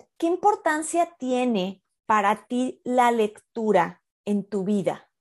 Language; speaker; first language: Spanish; native; Spanish